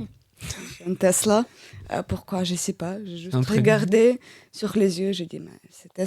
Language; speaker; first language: French; non-native, learner; Russian